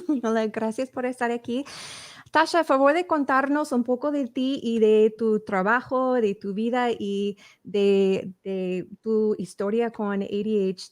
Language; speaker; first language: Spanish; early bilingual, heritage; English